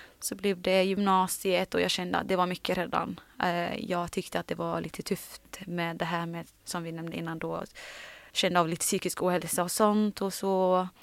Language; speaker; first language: Swedish; early bilingual, other home language; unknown